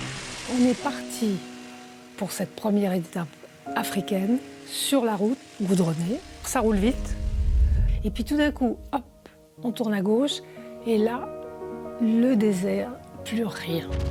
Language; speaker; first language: French; native; French